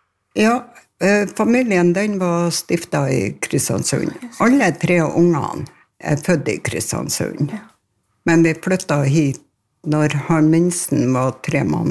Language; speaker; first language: Norwegian; native; Norwegian